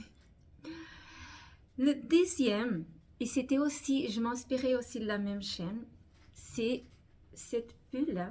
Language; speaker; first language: French; non-native, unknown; Portuguese